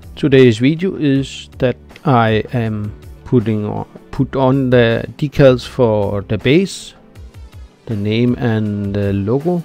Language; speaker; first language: English; non-native, learner; Danish